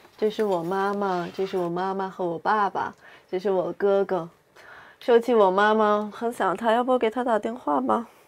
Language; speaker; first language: Chinese; early bilingual, heritage; Chinese